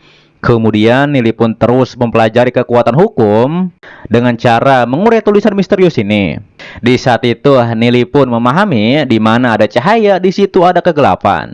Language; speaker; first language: Indonesian; native; Indonesian